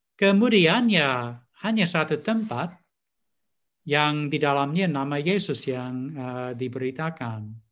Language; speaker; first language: Indonesian; non-native, fluent; English